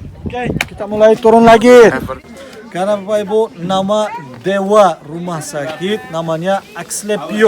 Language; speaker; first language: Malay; non-native, fluent; Turkish